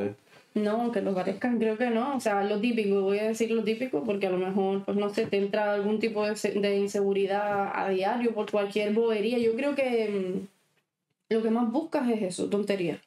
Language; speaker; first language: Spanish; native; Spanish